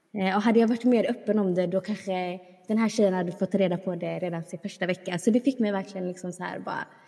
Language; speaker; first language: Swedish; early bilingual, other home language; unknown